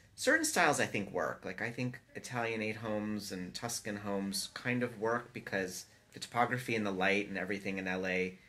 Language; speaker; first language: English; native; English